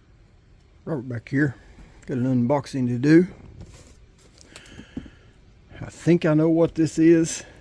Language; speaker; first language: English; native; English